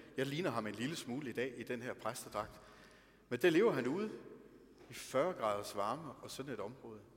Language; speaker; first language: Danish; native; Danish